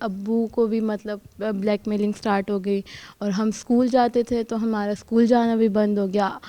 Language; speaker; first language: Urdu; non-native, local second language; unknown